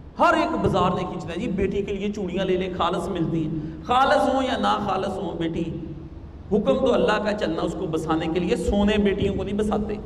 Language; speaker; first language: Urdu; non-native, local second language; Punjabi